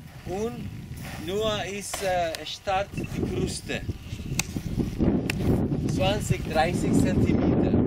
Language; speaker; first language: German; non-native, learner; Spanish